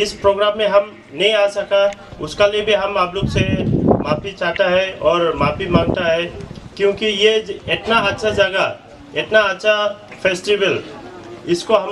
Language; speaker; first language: Hindi; non-native, local second language; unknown